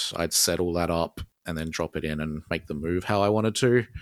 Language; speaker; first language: English; native; English